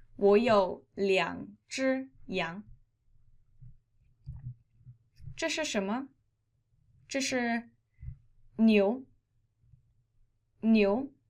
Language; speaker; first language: Chinese; non-native, fluent; English